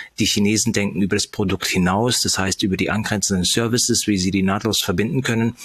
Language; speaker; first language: German; early bilingual, other home language; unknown